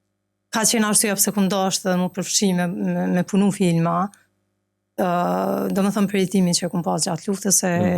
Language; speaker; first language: Albanian; native; Albanian